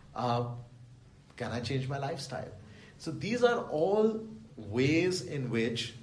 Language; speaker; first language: English; non-native, local second language; Bangla